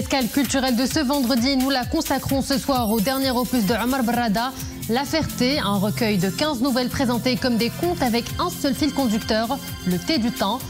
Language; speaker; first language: French; non-native, local second language; Arabic